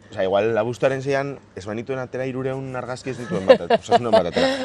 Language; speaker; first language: Basque; non-native, local second language; Spanish